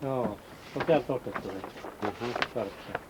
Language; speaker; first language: Finnish; native; Finnish